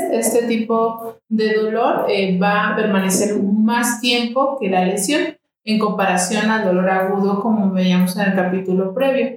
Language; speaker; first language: Spanish; native; Spanish